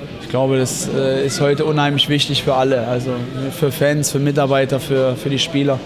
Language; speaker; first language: German; native; German